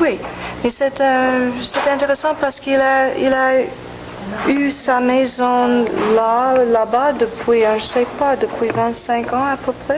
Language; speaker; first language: French; non-native, fluent; English